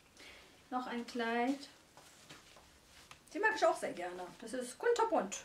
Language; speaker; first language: German; non-native, fluent; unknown